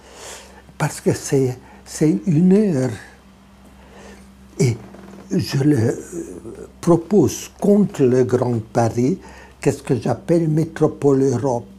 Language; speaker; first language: French; non-native, fluent; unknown